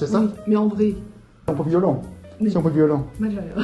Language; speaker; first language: Korean; non-native, learner; French